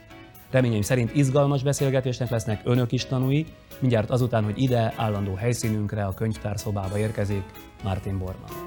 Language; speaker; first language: Hungarian; native; Hungarian